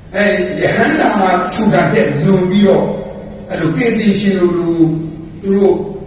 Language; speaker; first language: Burmese; native; Burmese